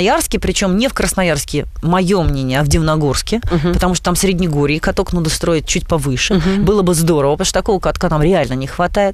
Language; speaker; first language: Russian; native; Russian